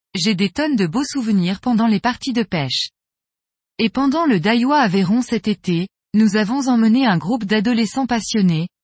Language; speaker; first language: French; native; French